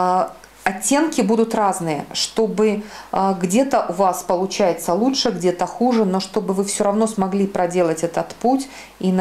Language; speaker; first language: Russian; native; Russian